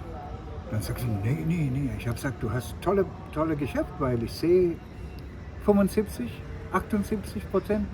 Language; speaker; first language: German; non-native, fluent; Sinhala